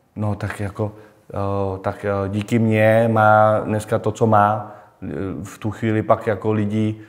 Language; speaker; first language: Czech; non-native, fluent; Vietnamese